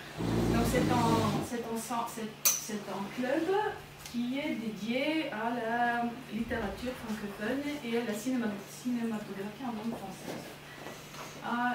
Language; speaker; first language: French; non-native, fluent; Bulgarian